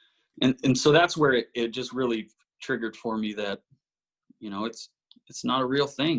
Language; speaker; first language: English; native; English